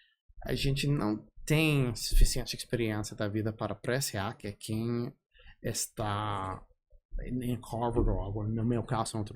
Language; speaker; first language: Portuguese; non-native, fluent; English